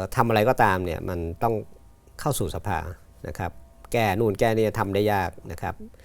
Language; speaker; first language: Thai; native; Thai